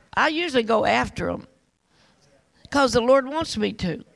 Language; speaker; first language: English; native; English